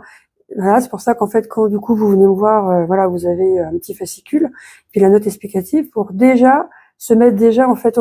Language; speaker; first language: French; native; French